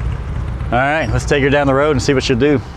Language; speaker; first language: English; native; English